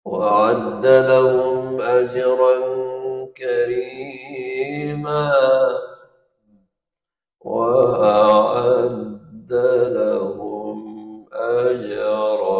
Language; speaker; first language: Arabic; native; Arabic